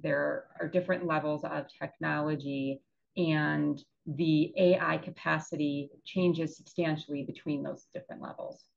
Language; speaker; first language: English; native; English